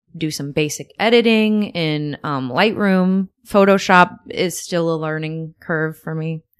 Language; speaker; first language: English; native; English